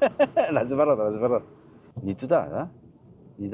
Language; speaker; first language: Russian; non-native, learner; Korean